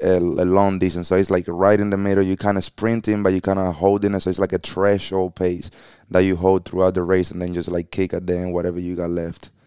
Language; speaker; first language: English; early bilingual, other home language; Spanish